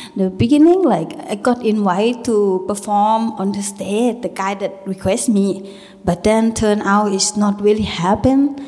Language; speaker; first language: English; non-native, learner; Thai